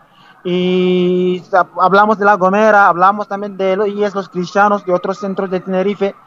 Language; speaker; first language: Spanish; non-native, fluent; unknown